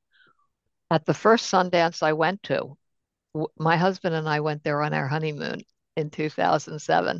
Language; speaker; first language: English; native; English